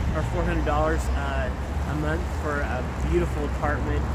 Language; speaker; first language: English; native; English